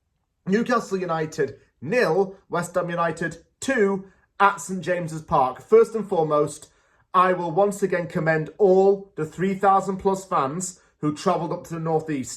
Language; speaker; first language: English; native; English